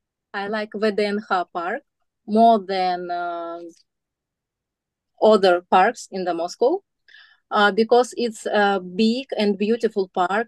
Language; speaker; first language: English; non-native, learner; Russian